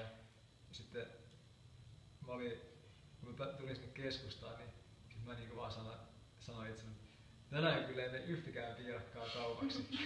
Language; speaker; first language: Finnish; native; Finnish